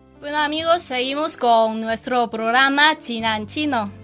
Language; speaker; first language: Spanish; non-native, fluent; Chinese